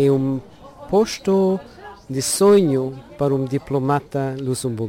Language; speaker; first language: Portuguese; non-native, fluent; Luxembourgish